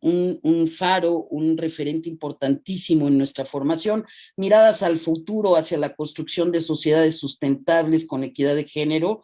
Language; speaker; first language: Spanish; native; Spanish